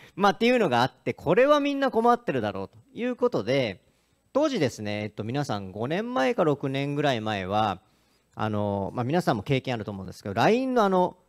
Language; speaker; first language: Japanese; native; Japanese